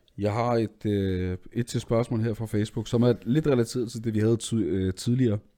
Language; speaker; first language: Danish; early bilingual, other home language; Arabic